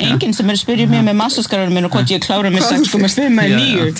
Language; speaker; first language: Icelandic; early bilingual, other home language; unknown